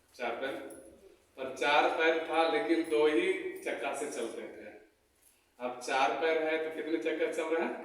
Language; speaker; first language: Hindi; native; Hindi